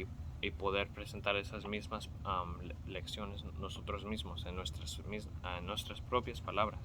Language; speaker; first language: Spanish; early bilingual, heritage; Spanish